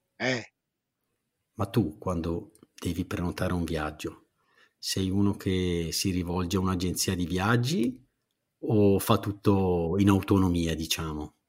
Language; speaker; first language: Italian; native; Italian